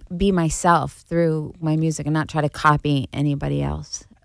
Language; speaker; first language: English; native; English